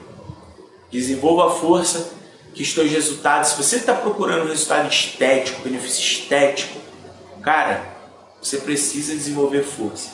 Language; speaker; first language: Portuguese; native; Portuguese